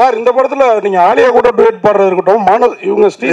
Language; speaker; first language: Tamil; native; Tamil